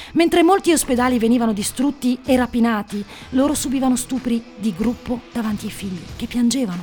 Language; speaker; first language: Italian; native; Italian